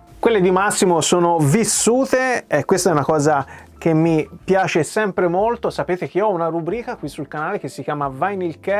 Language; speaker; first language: Italian; native; Italian